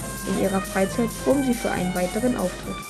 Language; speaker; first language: German; native; German